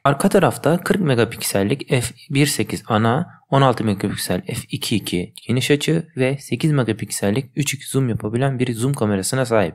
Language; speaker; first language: Turkish; native; Turkish